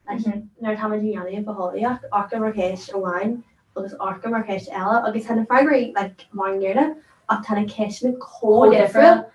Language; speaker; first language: Irish; non-native, local second language; English